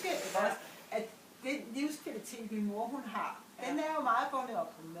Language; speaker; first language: Danish; native; Danish